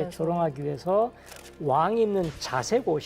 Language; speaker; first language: Korean; native; Korean